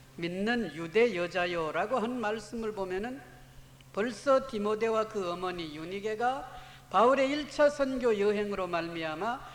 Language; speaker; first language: Korean; native; Korean